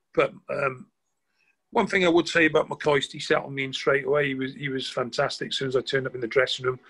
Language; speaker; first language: English; native; English